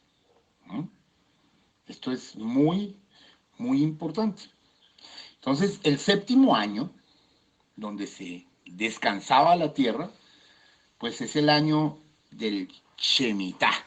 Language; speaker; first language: Spanish; native; Spanish